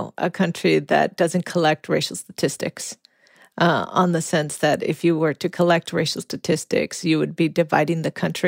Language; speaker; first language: English; native; English